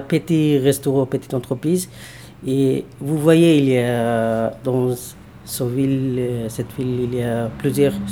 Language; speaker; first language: French; non-native, learner; Bangla